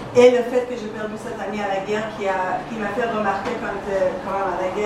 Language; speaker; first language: French; non-native, fluent; Persian